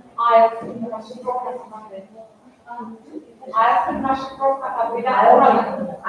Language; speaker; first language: Russian; non-native, local second language; Kazakh